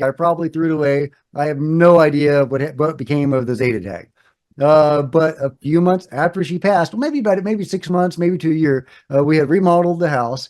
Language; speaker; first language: English; native; English